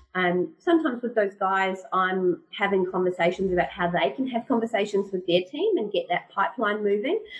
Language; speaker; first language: English; native; English